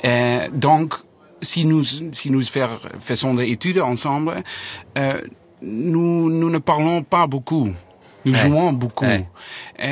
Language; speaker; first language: French; non-native, learner; Dutch